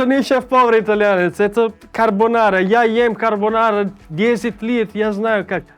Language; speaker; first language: Russian; non-native, learner; Italian